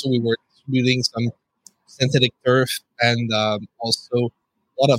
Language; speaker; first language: English; non-native, fluent; French